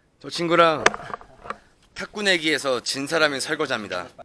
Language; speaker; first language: Korean; native; Korean